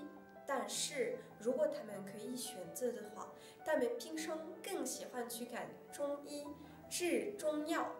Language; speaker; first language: Chinese; non-native, learner; French